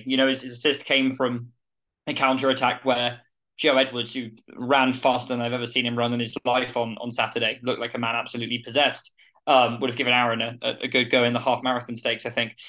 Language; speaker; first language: English; native; English